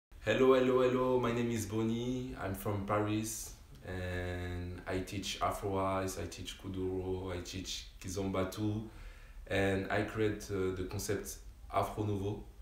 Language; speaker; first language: English; non-native, learner; French